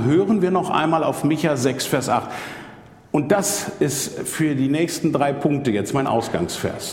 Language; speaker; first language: German; native; German